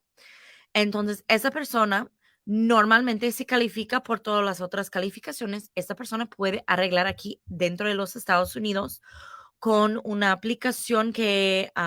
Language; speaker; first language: Spanish; non-native, fluent; English